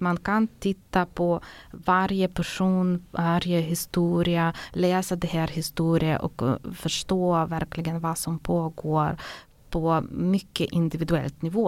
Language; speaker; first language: Swedish; non-native, fluent; Ukrainian